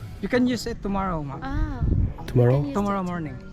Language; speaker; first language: English; non-native, local second language; Cebuano